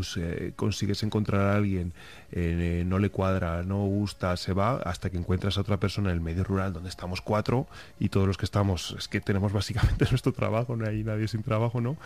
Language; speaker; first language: Spanish; native; Spanish